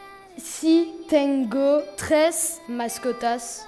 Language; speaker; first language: Spanish; non-native, learner; French